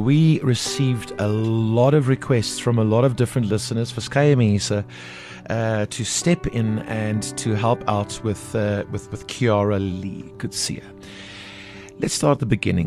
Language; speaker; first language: English; non-native, local second language; Afrikaans